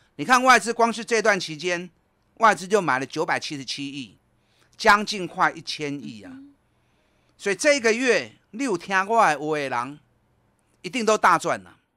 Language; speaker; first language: Chinese; native; Chinese